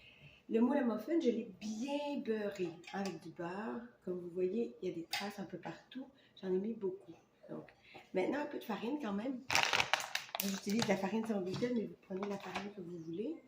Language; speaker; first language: French; native; French